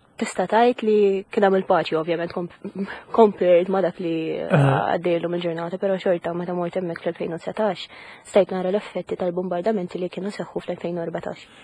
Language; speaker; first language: Maltese; non-native, fluent; Ukrainian